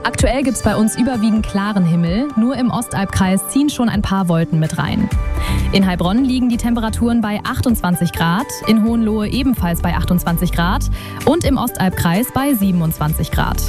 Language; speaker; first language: German; native; German